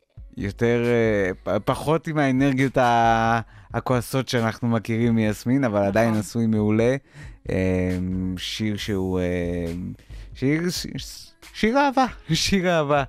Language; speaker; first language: Hebrew; native; Hebrew